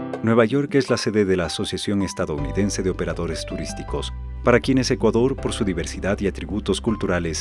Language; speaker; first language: Spanish; native; Spanish